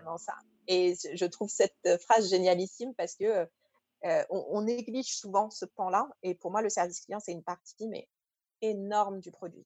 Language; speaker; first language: French; early bilingual, other home language; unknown